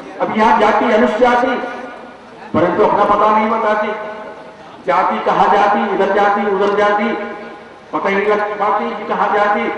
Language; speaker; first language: Hindi; native; Hindi